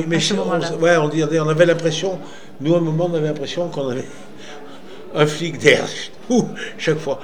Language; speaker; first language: French; native; French